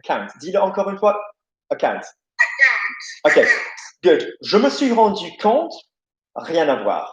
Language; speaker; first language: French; non-native, fluent; English